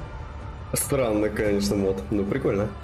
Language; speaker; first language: Russian; native; Russian